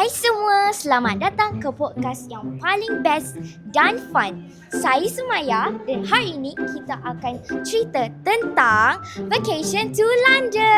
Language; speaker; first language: Malay; native; Malay